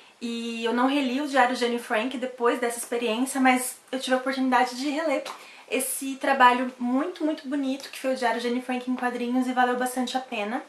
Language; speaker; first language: Portuguese; native; Portuguese